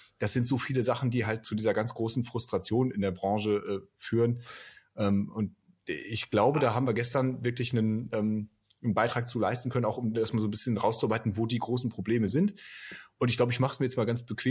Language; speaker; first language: German; native; German